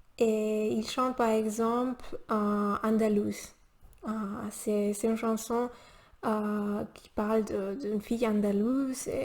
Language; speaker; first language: French; non-native, learner; Spanish